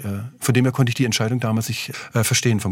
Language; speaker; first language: German; native; German